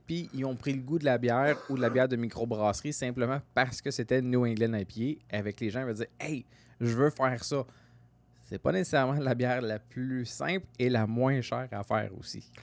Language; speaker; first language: French; native; French